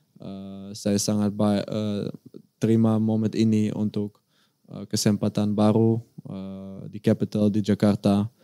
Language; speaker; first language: Indonesian; non-native, learner; Dutch